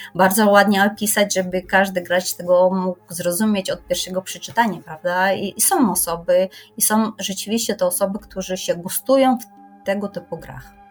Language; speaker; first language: Polish; non-native, fluent; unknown